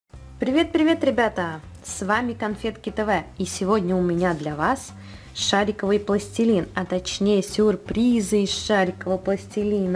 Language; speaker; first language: Russian; native; Russian